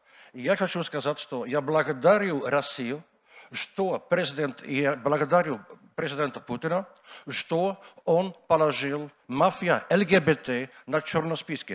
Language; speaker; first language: Russian; non-native, learner; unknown